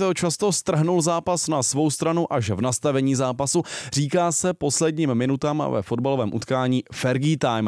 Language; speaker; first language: Czech; native; Czech